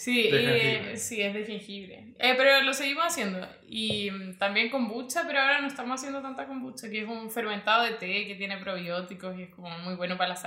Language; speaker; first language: Spanish; native; Spanish